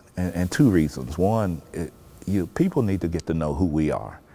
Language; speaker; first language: English; native; English